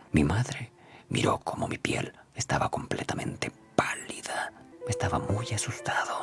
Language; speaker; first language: Spanish; native; Spanish